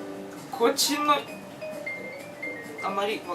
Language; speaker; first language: Japanese; non-native, fluent; Russian